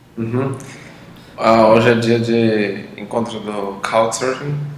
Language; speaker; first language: Portuguese; native; Portuguese